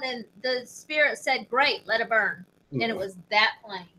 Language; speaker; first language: English; native; English